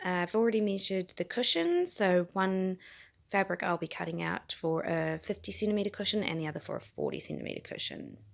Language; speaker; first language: English; native; English